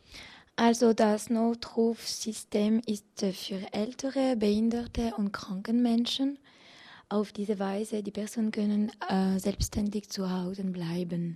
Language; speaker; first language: German; non-native, learner; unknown